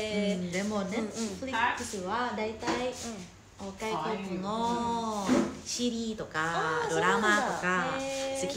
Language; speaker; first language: Japanese; non-native, learner; Thai